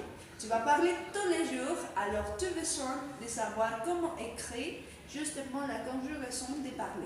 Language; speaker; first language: French; non-native, fluent; Spanish